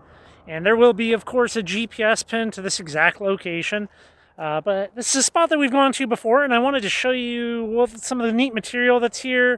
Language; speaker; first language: English; native; English